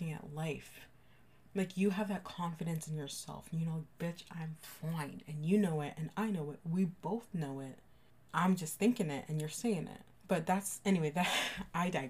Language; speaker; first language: English; native; English